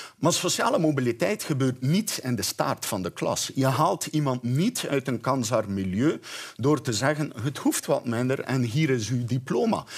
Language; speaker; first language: Dutch; native; Dutch